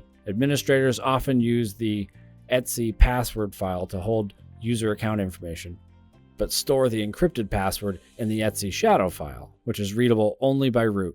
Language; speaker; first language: English; native; English